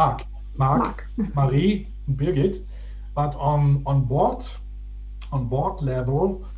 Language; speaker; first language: English; non-native, fluent; German